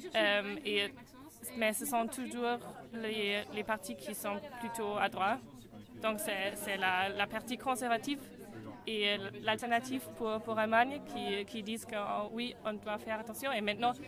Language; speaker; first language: French; non-native, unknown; German